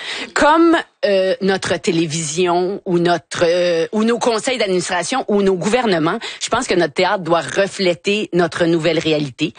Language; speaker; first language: French; native; French